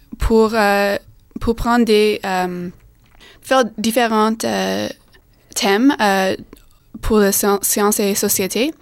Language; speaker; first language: French; non-native, fluent; English